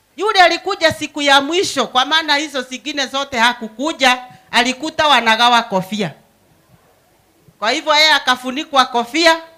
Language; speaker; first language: Swahili; non-native, local second language; Kikuyu